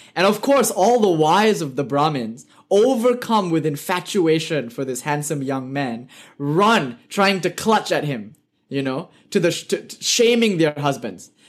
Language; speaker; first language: English; native; English